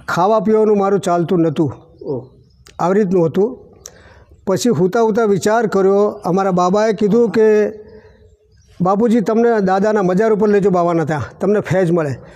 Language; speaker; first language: Gujarati; native; Gujarati